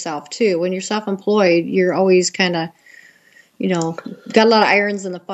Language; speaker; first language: English; native; English